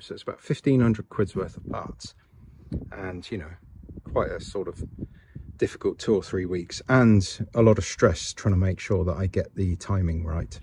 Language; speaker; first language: English; native; English